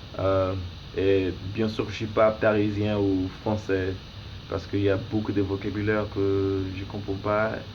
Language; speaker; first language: French; non-native, learner; English